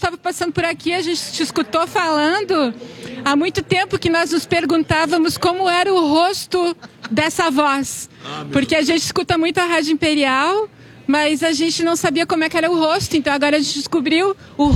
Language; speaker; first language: Portuguese; non-native, local second language; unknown